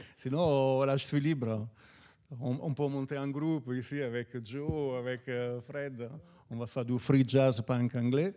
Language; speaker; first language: French; non-native, fluent; Italian